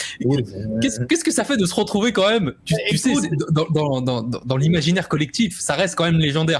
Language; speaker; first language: French; native; French